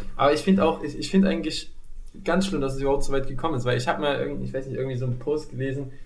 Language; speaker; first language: German; native; German